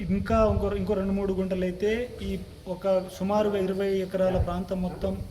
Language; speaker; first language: Telugu; non-native, local second language; Lambadi